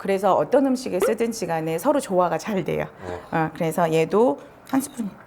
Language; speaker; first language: Korean; native; Korean